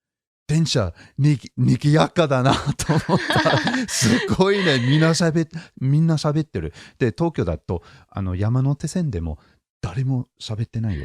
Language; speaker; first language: Japanese; non-native, fluent; English